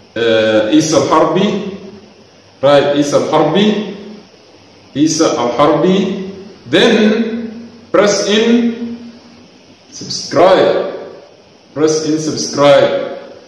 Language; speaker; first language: English; non-native, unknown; Arabic